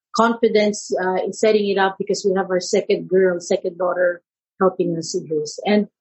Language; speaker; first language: English; non-native, local second language; Filipino